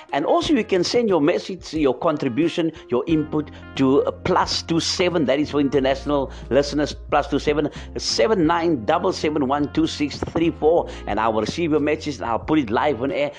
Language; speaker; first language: English; non-native, local second language; Afrikaans